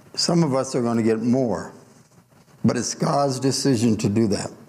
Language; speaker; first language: English; native; English